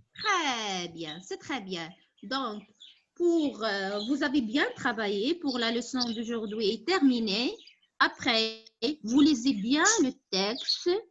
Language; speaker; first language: French; non-native, local second language; Arabic